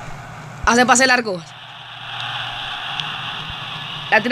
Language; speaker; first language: Spanish; native; Spanish